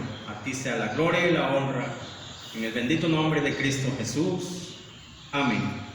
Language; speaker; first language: Spanish; native; Spanish